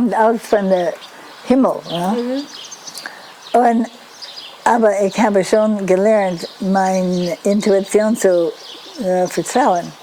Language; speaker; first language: German; non-native, learner; English